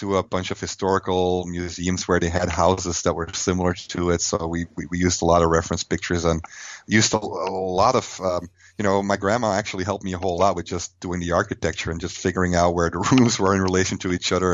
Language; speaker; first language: English; non-native, fluent; Dutch